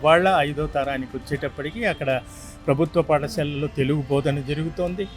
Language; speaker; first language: Telugu; native; Telugu